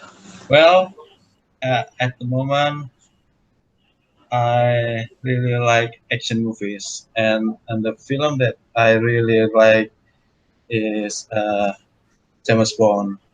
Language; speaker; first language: English; non-native, learner; Indonesian